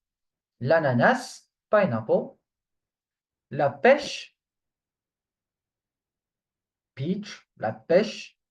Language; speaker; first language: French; non-native, fluent; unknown